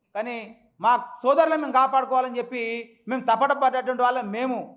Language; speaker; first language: Telugu; non-native, local second language; Lambadi